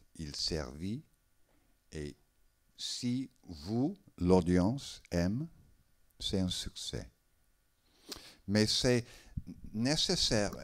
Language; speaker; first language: French; non-native, learner; English